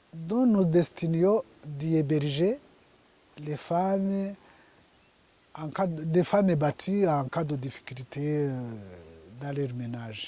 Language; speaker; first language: French; non-native, local second language; Kinyarwanda